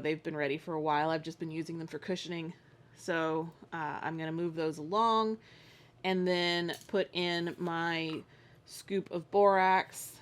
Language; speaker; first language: English; native; English